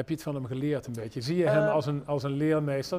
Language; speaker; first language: Dutch; native; Dutch